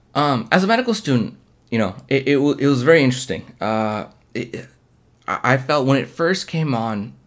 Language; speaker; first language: English; early bilingual, other home language; Hindi